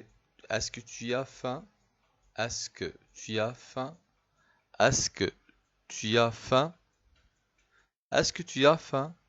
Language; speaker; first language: French; non-native, fluent; Arabic